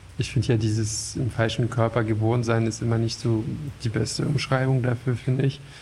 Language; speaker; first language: German; non-native, fluent; French